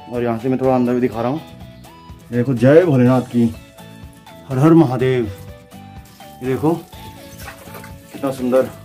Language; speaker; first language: Hindi; non-native, local second language; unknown